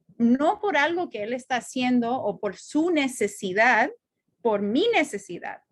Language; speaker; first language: Spanish; non-native, fluent; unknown